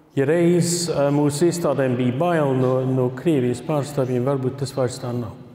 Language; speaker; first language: Latvian; early bilingual, heritage; Latvian